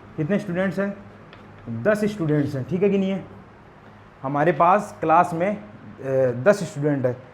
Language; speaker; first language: Hindi; native; Hindi